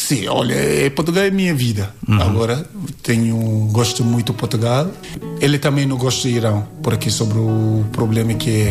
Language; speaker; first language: Portuguese; non-native, learner; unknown